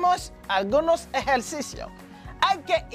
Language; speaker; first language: Spanish; non-native, fluent; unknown